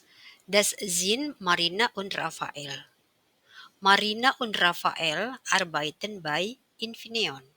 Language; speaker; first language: German; non-native, fluent; Indonesian